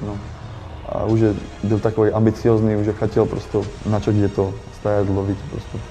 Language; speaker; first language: Russian; non-native, learner; Slovak